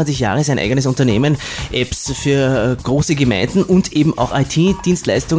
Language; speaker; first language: German; native; German